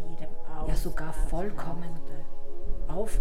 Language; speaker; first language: German; native; German